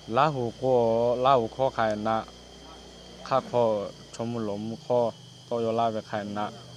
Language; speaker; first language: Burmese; non-native, local second language; Lahu